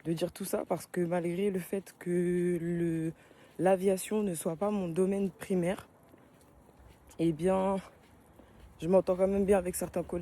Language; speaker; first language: French; native; French